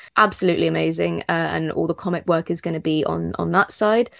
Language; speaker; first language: English; native; English